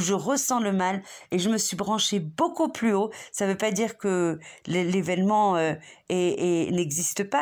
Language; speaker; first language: French; native; French